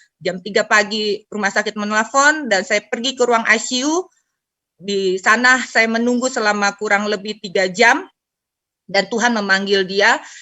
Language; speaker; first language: Indonesian; native; Indonesian